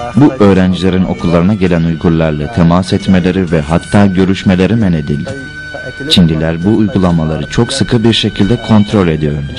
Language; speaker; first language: Turkish; non-native, fluent; Uyghur